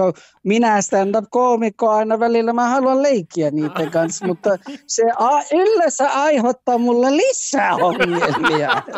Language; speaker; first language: Finnish; early bilingual, heritage; Finnish